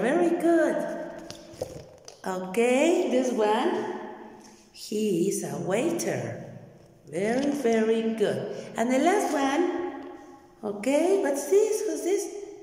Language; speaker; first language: English; non-native, fluent; Spanish